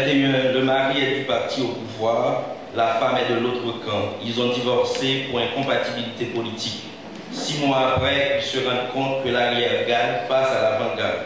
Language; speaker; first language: French; non-native, local second language; Haitian Creole